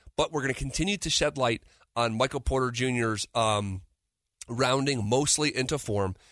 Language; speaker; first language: English; native; English